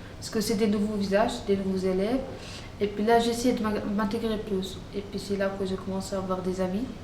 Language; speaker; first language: French; non-native, fluent; Arabic